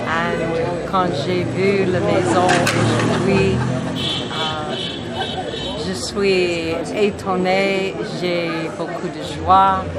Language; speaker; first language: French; non-native, learner; English